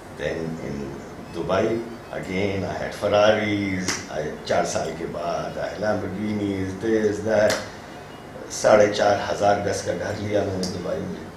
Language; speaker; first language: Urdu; native; Urdu